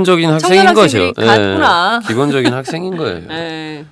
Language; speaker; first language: Korean; non-native, fluent; Turkish